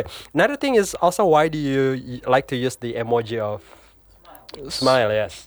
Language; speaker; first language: English; non-native, fluent; Indonesian